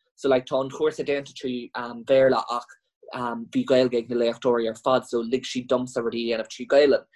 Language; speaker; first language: Irish; non-native, local second language; English